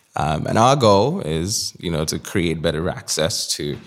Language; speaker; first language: English; non-native, local second language; Igbo